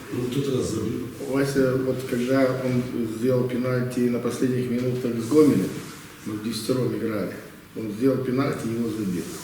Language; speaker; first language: Russian; native; Russian